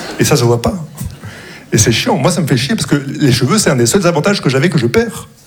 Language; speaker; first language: French; non-native, local second language; Arabic